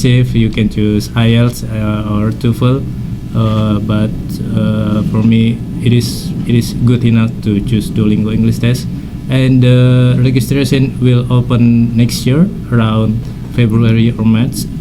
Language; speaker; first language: English; non-native, fluent; Indonesian